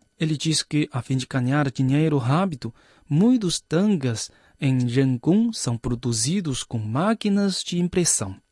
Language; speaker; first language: Portuguese; non-native, fluent; Chinese